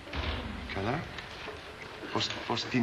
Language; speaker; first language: Greek; non-native, learner; English